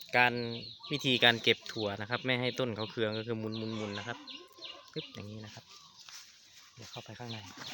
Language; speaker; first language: Thai; native; Thai